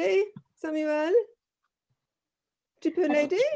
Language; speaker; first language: French; non-native, fluent; English